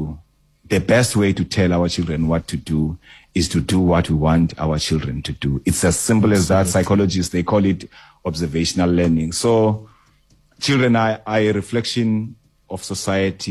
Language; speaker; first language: English; non-native, local second language; Xhosa